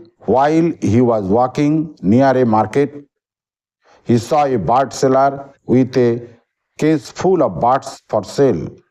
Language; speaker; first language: English; non-native, local second language; Bangla